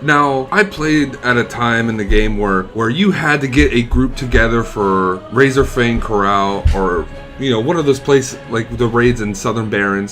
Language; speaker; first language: English; native; English